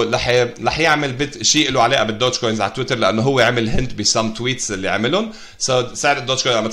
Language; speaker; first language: Arabic; native; Arabic